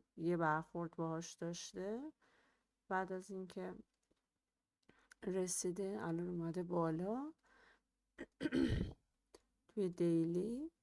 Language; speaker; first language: Persian; native; Persian